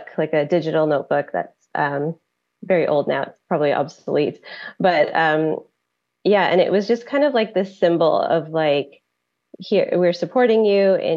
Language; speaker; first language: English; native; English